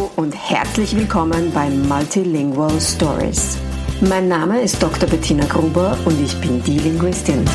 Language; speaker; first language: German; native; German